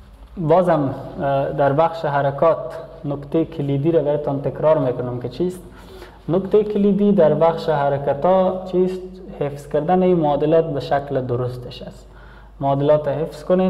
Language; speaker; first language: Persian; native; Persian